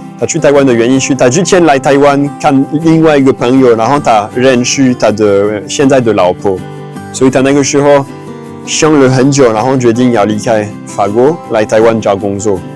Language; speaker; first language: Chinese; non-native, fluent; French